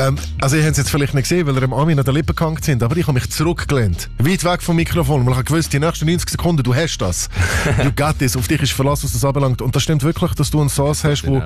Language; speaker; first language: German; native; German